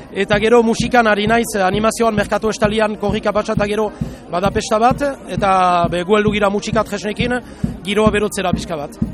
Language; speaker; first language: Basque; non-native, local second language; French